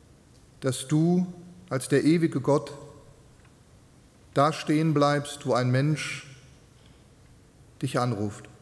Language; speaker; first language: German; native; German